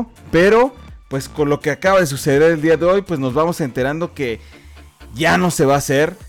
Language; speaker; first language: Spanish; native; Spanish